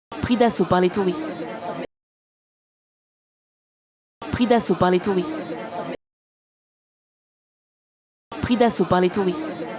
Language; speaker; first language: French; native; French